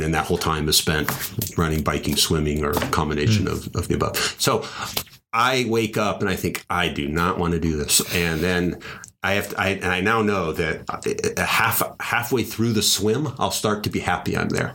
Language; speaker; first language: English; native; English